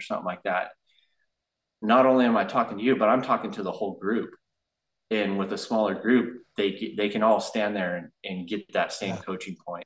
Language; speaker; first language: English; native; English